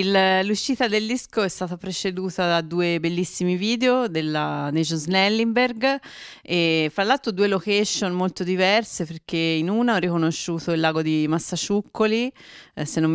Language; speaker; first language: Italian; native; Italian